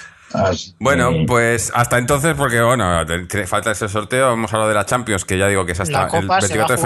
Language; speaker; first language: Spanish; native; Spanish